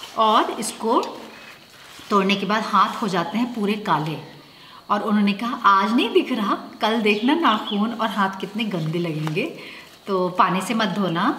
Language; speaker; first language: Hindi; native; Hindi